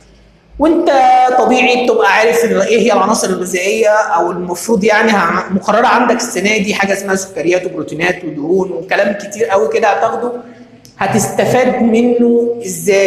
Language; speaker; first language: Arabic; native; Arabic